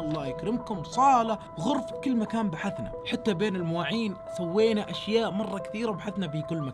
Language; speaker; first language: Arabic; native; Arabic